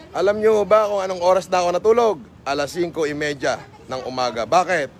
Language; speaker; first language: Filipino; native; Filipino